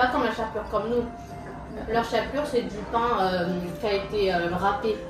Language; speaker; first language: French; native; French